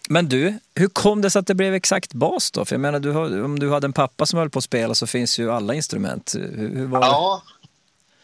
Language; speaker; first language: Swedish; native; Swedish